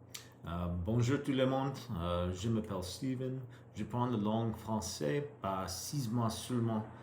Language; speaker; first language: French; non-native, learner; English